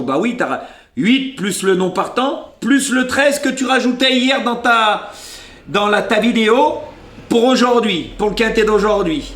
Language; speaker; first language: French; native; French